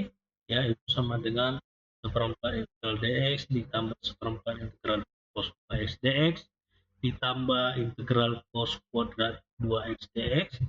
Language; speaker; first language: Indonesian; native; Indonesian